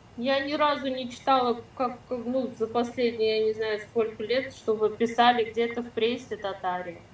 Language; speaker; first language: Russian; native; Russian